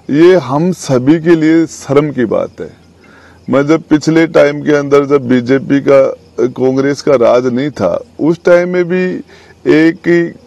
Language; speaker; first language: Hindi; native; Hindi